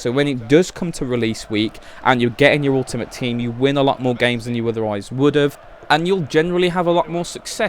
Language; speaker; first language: English; native; English